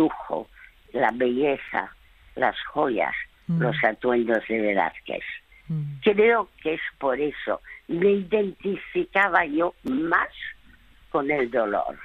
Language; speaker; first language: Spanish; early bilingual, other home language; French